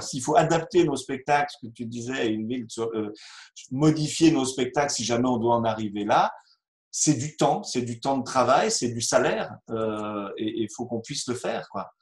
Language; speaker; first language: French; native; French